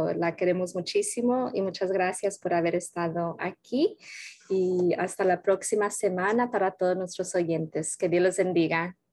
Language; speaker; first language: Spanish; early bilingual, heritage; Spanish